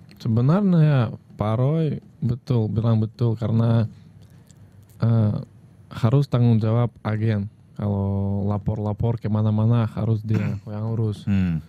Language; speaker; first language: Indonesian; non-native, fluent; Russian